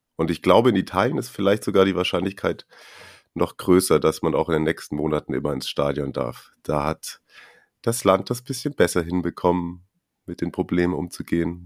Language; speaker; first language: German; native; German